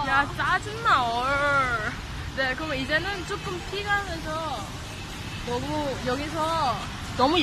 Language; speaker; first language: Korean; non-native, learner; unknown